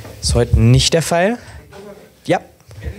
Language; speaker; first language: German; native; German